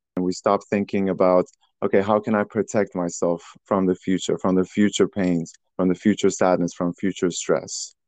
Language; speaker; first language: English; early bilingual, other home language; Persian